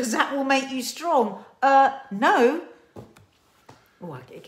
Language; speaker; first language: English; native; English